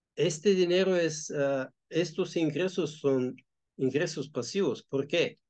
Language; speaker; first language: Spanish; non-native, fluent; Bulgarian